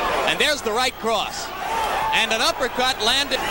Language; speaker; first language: English; native; English